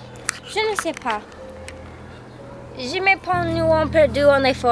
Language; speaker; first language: French; non-native, learner; English